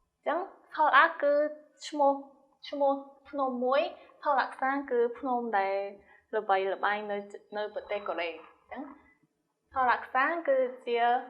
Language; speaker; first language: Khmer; non-native, fluent; Korean